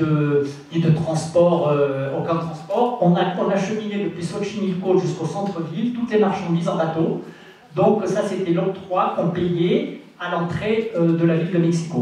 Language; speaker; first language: French; native; French